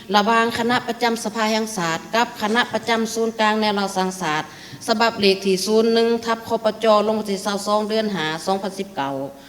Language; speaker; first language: Lao; native; Lao